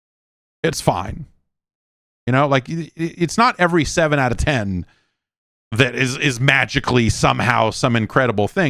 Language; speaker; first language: English; native; English